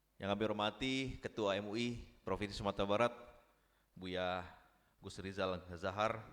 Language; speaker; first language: Indonesian; native; Indonesian